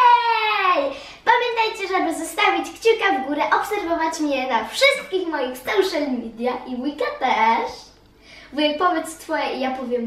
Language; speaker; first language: Polish; early bilingual, heritage; Polish